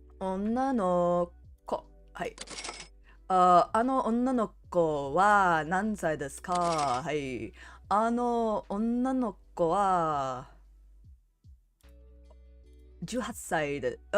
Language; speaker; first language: Japanese; non-native, learner; English